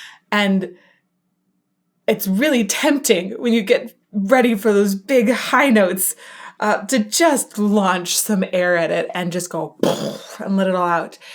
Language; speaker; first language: English; native; English